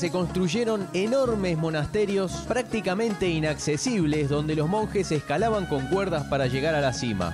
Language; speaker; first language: Spanish; native; Spanish